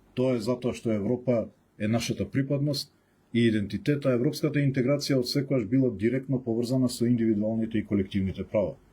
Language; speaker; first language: Macedonian; non-native, local second language; Albanian